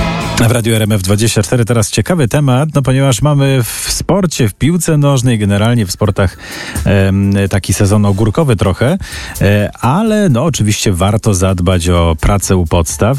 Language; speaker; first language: Polish; native; Polish